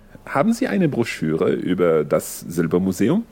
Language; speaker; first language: German; non-native, fluent; English